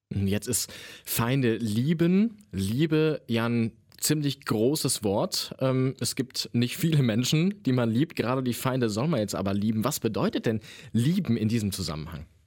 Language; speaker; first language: German; native; German